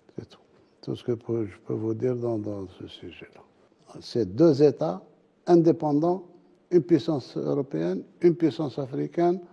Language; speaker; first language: French; non-native, local second language; Arabic